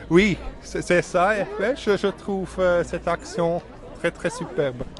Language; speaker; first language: French; non-native, local second language; German